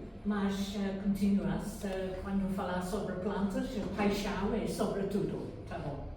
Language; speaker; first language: Portuguese; non-native, learner; English